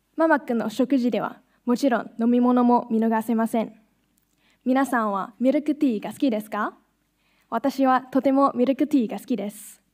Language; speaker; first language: Japanese; non-native, fluent; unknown